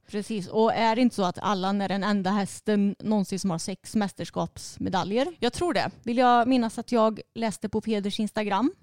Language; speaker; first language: Swedish; native; Swedish